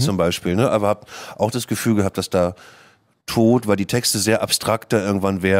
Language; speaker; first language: German; native; German